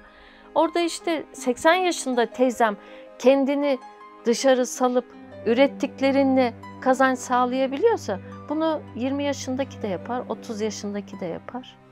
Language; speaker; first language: Turkish; native; Turkish